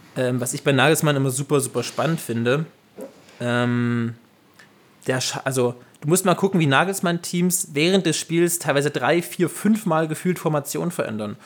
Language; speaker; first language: German; native; German